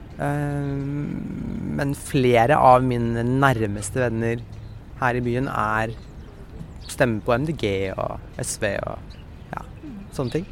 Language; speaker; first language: Norwegian; native; Norwegian